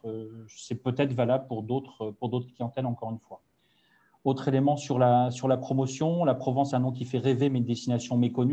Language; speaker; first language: French; native; French